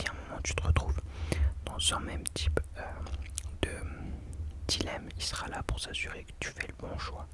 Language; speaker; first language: French; native; French